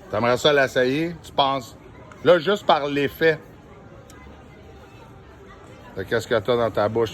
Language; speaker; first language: French; native; French